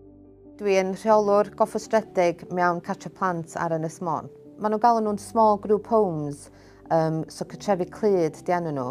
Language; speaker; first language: Welsh; native; Welsh